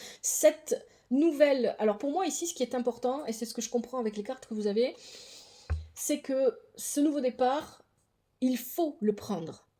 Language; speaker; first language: French; native; French